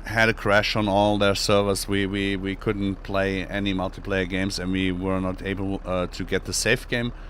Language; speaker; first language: English; non-native, fluent; German